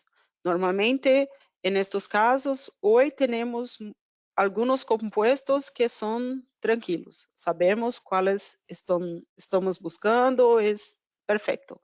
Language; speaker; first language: Spanish; non-native, fluent; Portuguese